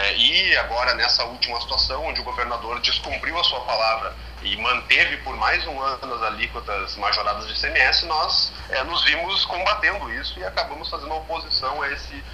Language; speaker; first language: Portuguese; native; Portuguese